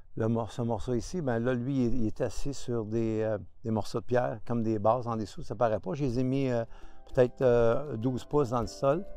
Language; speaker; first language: French; native; French